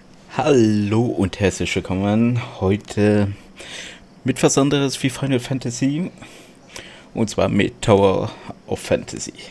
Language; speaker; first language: German; non-native, local second language; Luxembourgish